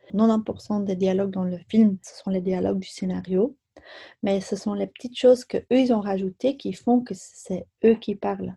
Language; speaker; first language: French; non-native, local second language; Dutch